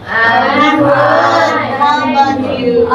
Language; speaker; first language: English; non-native, learner; Indonesian